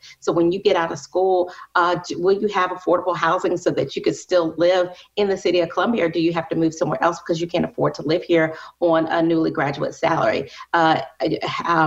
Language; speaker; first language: English; native; English